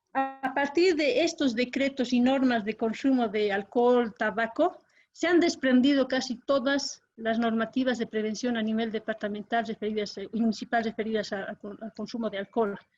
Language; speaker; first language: Spanish; native; Spanish